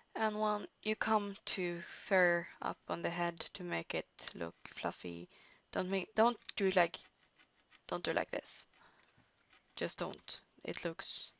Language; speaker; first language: English; non-native, fluent; Norwegian